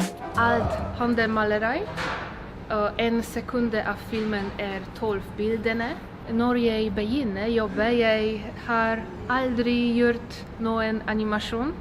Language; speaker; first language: Norwegian; non-native, learner; Polish